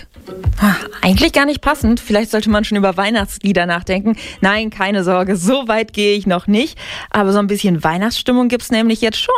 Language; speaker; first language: German; native; German